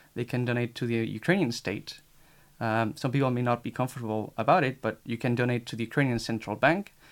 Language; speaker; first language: English; non-native, fluent; Spanish